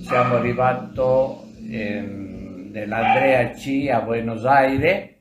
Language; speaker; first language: Italian; early bilingual, other home language; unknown